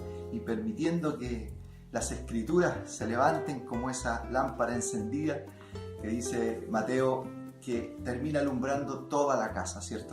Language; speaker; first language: Spanish; native; Spanish